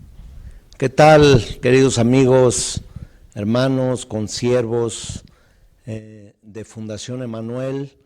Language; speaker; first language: Spanish; native; Spanish